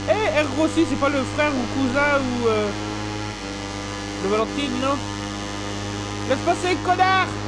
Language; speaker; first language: French; native; French